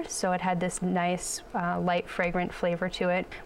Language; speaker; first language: English; native; English